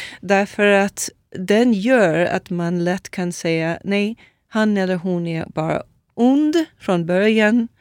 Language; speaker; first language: Swedish; non-native, fluent; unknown